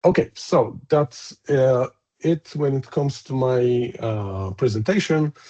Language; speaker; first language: English; non-native, fluent; Polish